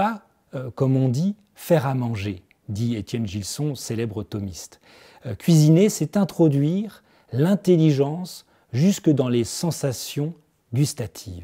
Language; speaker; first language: French; native; French